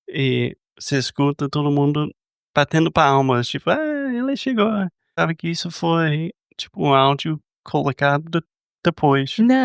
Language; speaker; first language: Portuguese; non-native, fluent; English